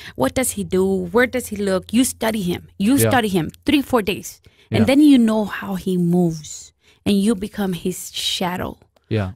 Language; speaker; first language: English; non-native, fluent; Spanish